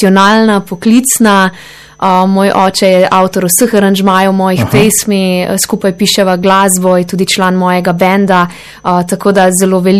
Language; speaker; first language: Slovenian; native; Slovenian